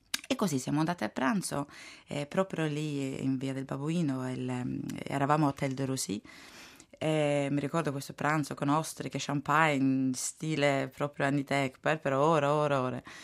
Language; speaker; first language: Italian; non-native, fluent; Swedish